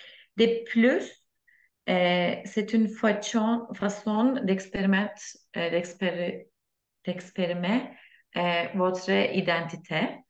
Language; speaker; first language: French; non-native, learner; Turkish